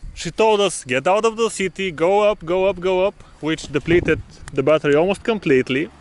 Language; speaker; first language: English; non-native, fluent; Bulgarian